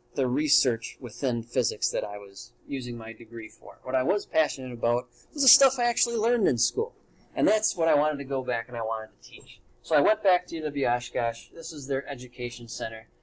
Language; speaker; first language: English; native; English